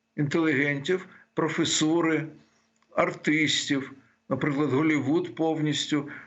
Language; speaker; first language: Ukrainian; native; Ukrainian